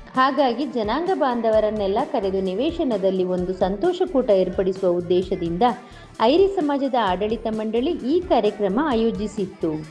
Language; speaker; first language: Kannada; native; Kannada